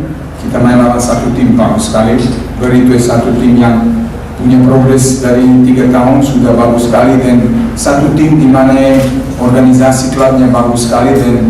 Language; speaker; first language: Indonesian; non-native, fluent; Serbian